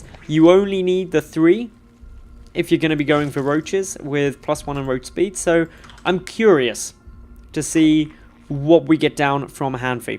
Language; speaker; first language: English; native; English